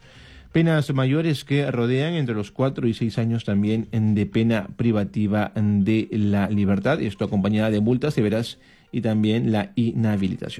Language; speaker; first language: Spanish; native; Spanish